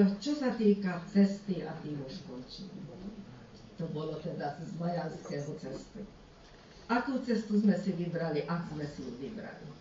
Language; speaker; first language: Slovak; early bilingual, heritage; Slovak